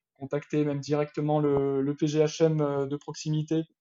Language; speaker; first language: French; native; French